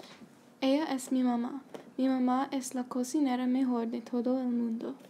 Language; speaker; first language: Spanish; non-native, learner; English